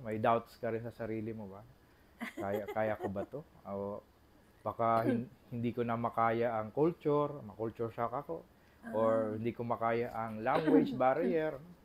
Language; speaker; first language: Filipino; non-native, local second language; Bikol